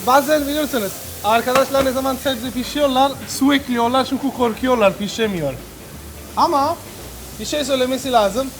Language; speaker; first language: Turkish; non-native, learner; Italian